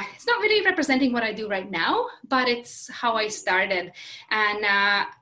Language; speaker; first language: English; non-native, fluent; Latvian